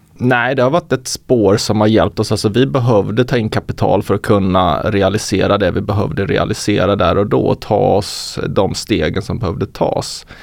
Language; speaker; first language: Swedish; native; Swedish